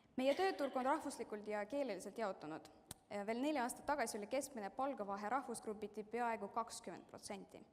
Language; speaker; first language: Estonian; non-native, local second language; Russian